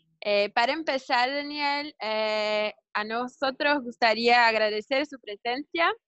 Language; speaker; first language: Spanish; non-native, learner; Portuguese